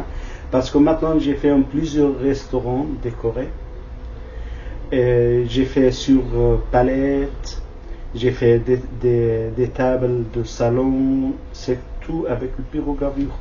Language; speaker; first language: French; non-native, learner; Kurdish